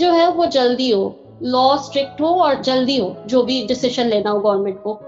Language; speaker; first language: Hindi; native; Hindi